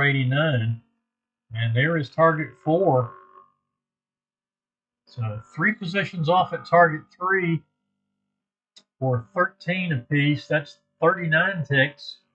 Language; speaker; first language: English; native; English